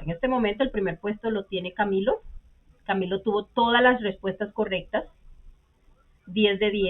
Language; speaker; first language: Spanish; native; Spanish